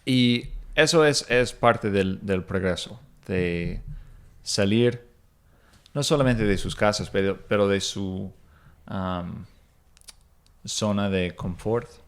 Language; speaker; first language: Spanish; non-native, fluent; English